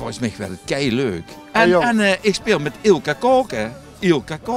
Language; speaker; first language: Dutch; native; Dutch